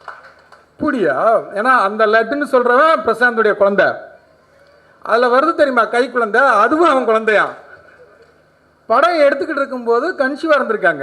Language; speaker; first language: Tamil; native; Tamil